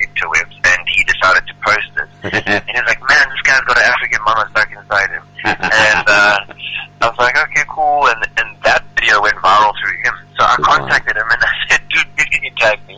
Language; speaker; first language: English; native; English